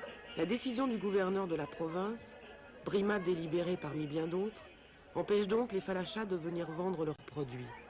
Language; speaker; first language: French; native; French